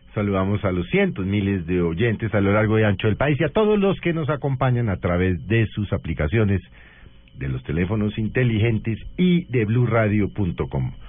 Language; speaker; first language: Spanish; native; Spanish